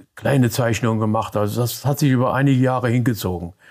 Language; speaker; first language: German; native; German